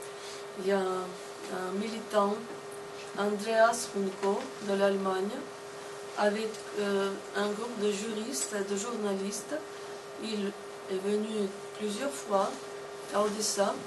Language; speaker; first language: French; non-native, fluent; Russian